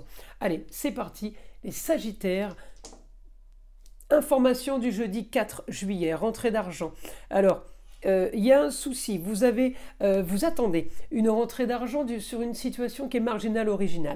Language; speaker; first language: French; native; French